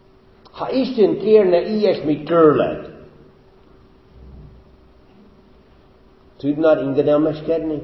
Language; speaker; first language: Hungarian; non-native, fluent; English